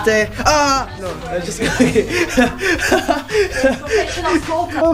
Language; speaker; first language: English; non-native, learner; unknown